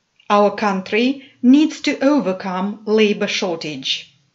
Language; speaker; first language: English; non-native, fluent; Romanian